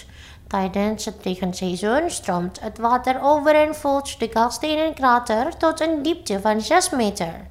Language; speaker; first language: Dutch; non-native, fluent; Indonesian